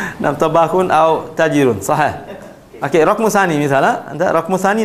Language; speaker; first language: Arabic; non-native, fluent; Malay